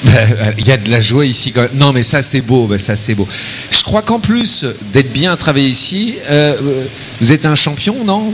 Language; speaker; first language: French; native; French